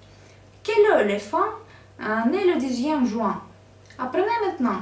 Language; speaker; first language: French; non-native, learner; Russian